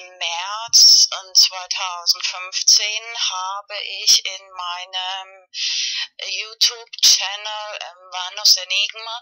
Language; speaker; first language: German; non-native, learner; Spanish